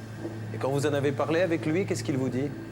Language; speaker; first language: French; native; French